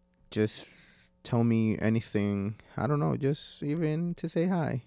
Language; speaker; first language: English; non-native, fluent; Spanish